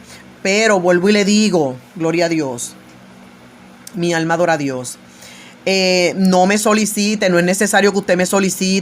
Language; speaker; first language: Spanish; native; Spanish